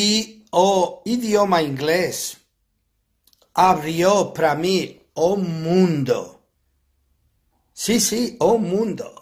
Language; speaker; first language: Portuguese; non-native, fluent; Spanish